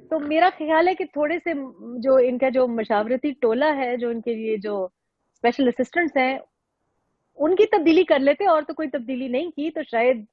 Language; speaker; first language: Urdu; non-native, local second language; Pashto